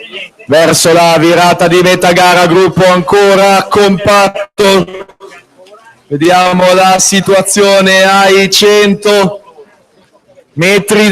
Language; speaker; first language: Italian; native; Italian